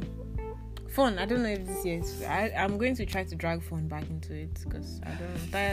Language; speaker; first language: English; non-native, local second language; Yoruba